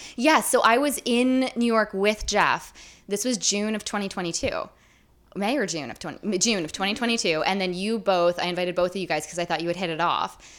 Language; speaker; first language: English; native; English